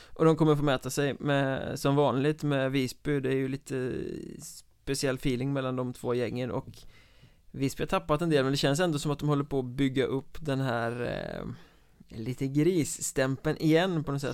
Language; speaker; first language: Swedish; native; Swedish